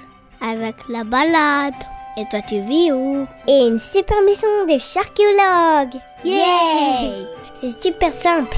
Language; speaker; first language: French; native; French